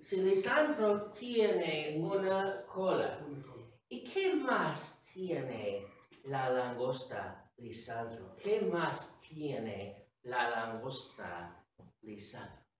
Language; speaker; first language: Spanish; non-native, fluent; English